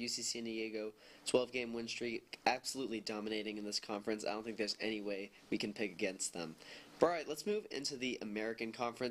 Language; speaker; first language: English; native; English